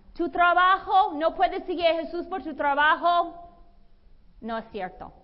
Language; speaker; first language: Spanish; non-native, fluent; English